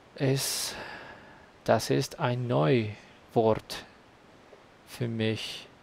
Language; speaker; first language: German; non-native, learner; Spanish